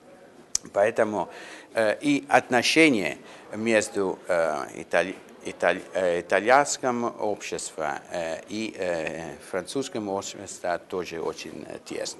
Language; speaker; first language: Russian; non-native, learner; Italian